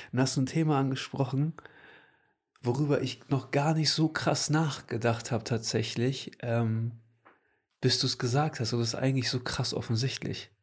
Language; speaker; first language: German; early bilingual, other home language; Portuguese